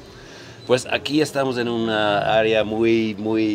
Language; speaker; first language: Spanish; non-native, fluent; Dutch